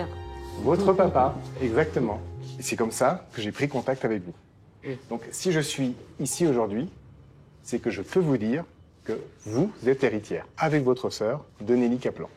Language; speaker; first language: French; native; French